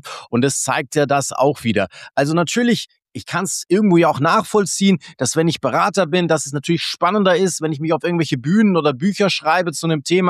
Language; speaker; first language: German; native; German